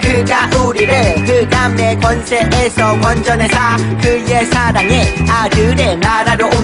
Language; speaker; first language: Korean; native; Korean